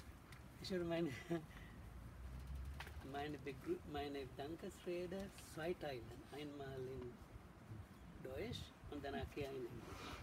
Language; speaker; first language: German; non-native, learner; Sinhala